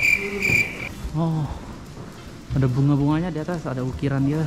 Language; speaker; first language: Indonesian; native; Indonesian